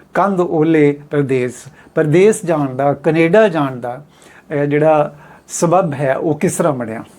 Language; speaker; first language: Punjabi; native; Punjabi